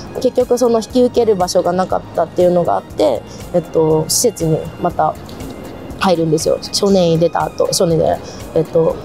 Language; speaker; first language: Japanese; native; Japanese